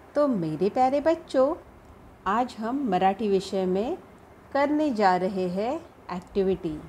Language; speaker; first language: Hindi; non-native, local second language; Marathi